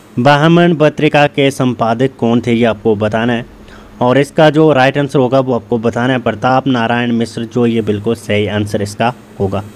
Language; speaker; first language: Hindi; native; Hindi